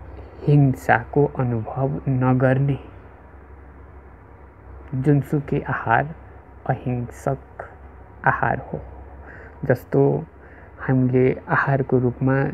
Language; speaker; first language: Nepali; native; Nepali